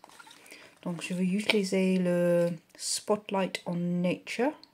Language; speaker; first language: French; non-native, learner; English